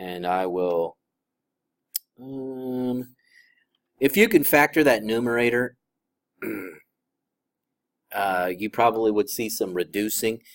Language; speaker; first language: English; native; English